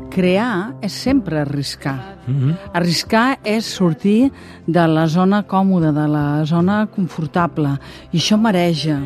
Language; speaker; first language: Catalan; native; Catalan